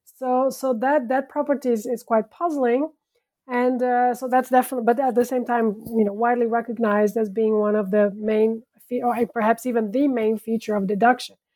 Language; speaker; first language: English; non-native, fluent; Portuguese